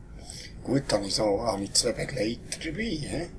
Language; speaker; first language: German; native; German